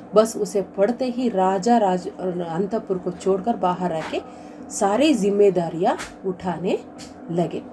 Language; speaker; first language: Hindi; non-native, local second language; Kannada